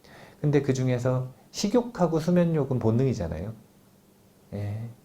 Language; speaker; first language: Korean; native; Korean